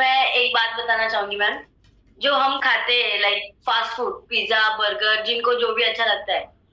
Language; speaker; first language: Hindi; non-native, local second language; Marathi